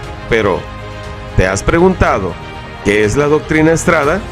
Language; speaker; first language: Spanish; native; Spanish